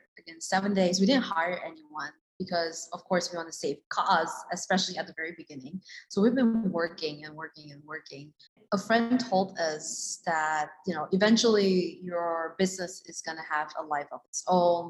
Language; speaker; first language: English; non-native, local second language; Chinese